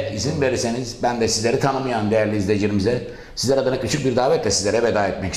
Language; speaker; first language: Turkish; native; Turkish